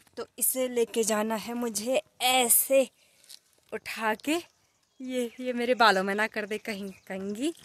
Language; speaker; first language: Hindi; non-native, local second language; Garhwali